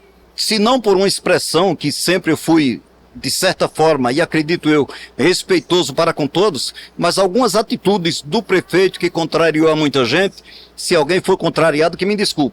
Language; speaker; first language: Portuguese; native; Portuguese